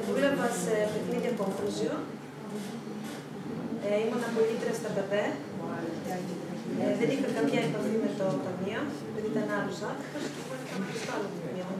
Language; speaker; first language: Greek; early bilingual, other home language; Russian